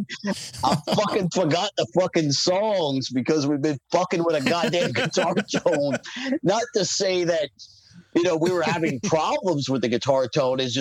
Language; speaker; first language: English; native; English